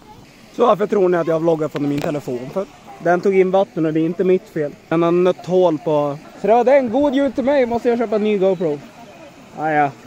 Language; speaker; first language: Swedish; native; Swedish